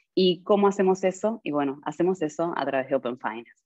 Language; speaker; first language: Spanish; native; Spanish